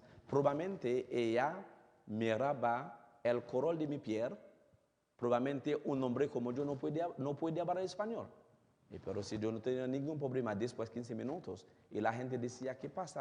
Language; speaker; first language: Spanish; non-native, fluent; Haitian Creole